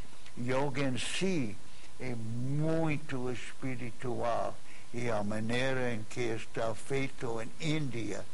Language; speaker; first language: Portuguese; non-native, fluent; English